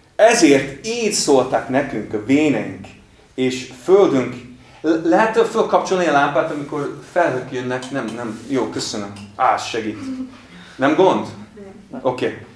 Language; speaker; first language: Hungarian; non-native, fluent; English